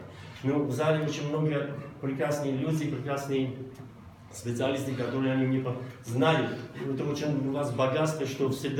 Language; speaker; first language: Russian; non-native, local second language; Armenian